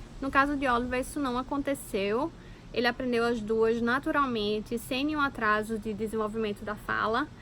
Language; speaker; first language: Portuguese; native; Portuguese